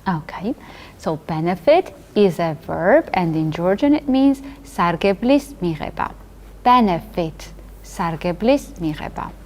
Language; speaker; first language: English; non-native, fluent; Georgian